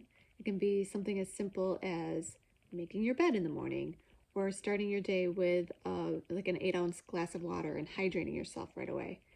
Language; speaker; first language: English; native; English